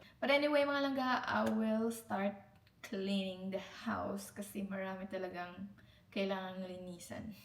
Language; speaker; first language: Filipino; non-native, local second language; Cebuano